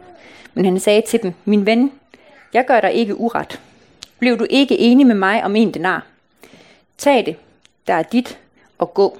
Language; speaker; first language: Danish; native; Danish